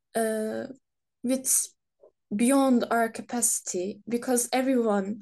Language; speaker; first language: English; non-native, fluent; Turkish